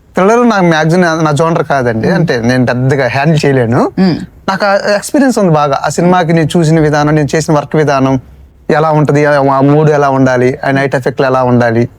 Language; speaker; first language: Telugu; native; Telugu